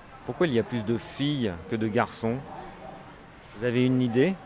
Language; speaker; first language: French; native; French